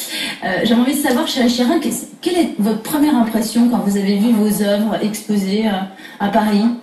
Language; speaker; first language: French; native; French